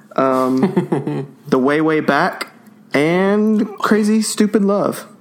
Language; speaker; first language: English; native; English